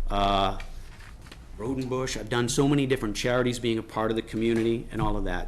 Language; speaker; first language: English; native; English